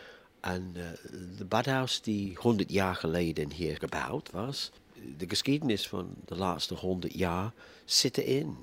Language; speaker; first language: Dutch; non-native, fluent; English